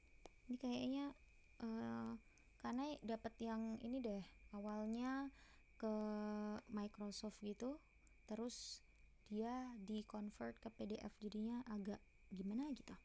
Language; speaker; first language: Indonesian; native; Indonesian